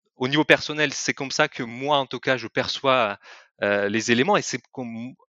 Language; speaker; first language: French; non-native, fluent; Russian